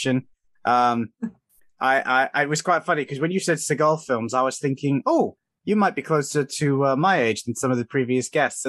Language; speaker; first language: English; native; English